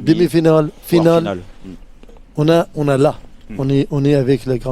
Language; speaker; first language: French; non-native, fluent; Arabic